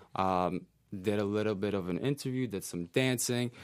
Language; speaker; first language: English; native; English